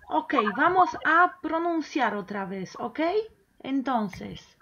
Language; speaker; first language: Spanish; non-native, fluent; Polish